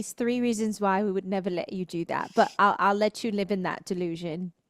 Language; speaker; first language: English; native; English